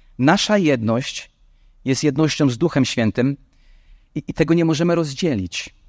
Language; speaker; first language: Polish; non-native, fluent; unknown